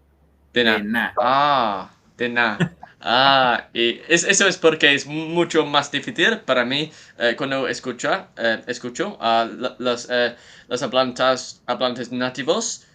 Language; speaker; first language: Spanish; non-native, learner; English